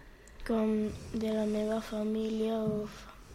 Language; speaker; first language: Catalan; non-native, local second language; Spanish